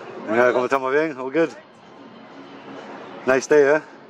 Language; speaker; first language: Spanish; early bilingual, heritage; Spanish